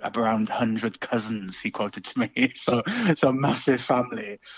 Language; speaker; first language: English; native; English